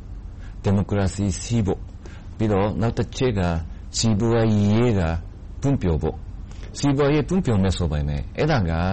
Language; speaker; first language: Burmese; non-native, fluent; Japanese